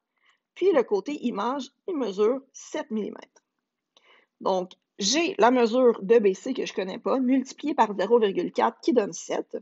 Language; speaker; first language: French; native; French